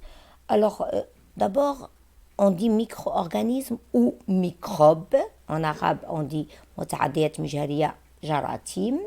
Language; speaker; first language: French; non-native, local second language; Arabic